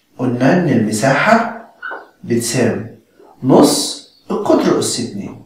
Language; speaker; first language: Arabic; native; Arabic